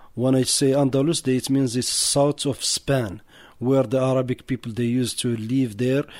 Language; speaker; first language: English; non-native, learner; Arabic